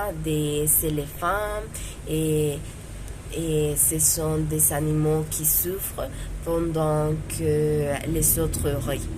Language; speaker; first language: French; non-native, learner; Spanish